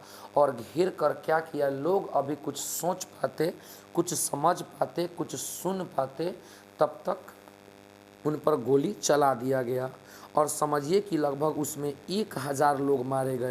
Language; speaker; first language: Hindi; native; Hindi